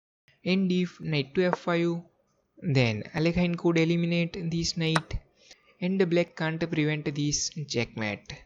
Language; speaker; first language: English; non-native, fluent; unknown